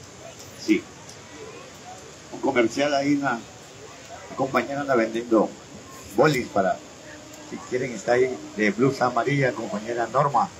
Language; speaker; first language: Spanish; native; Spanish